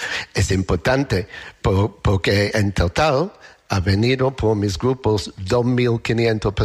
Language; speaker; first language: Spanish; non-native, learner; English